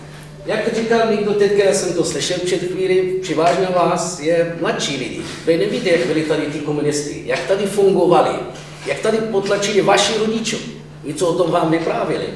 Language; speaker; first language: Czech; non-native, fluent; Arabic